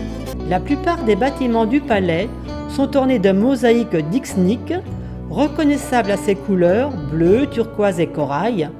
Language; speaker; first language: French; native; French